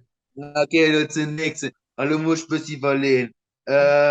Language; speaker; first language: German; non-native, local second language; Luxembourgish